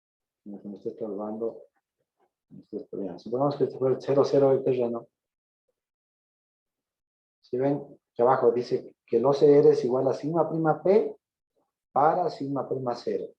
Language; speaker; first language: Spanish; native; Spanish